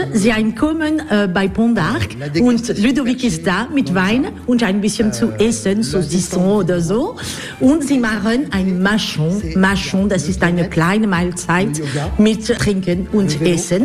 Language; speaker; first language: German; non-native, learner; French